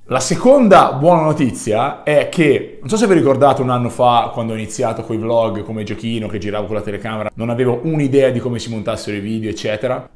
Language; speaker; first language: Italian; native; Italian